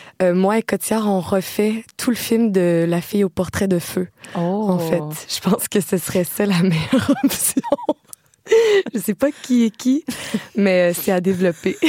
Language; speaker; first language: French; native; French